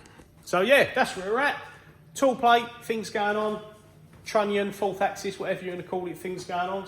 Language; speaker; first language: English; native; English